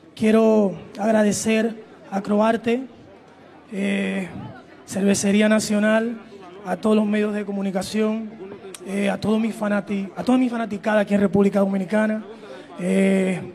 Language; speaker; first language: Spanish; early bilingual, heritage; Spanish